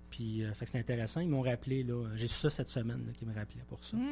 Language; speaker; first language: French; native; French